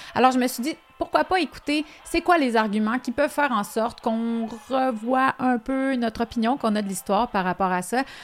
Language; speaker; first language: French; native; French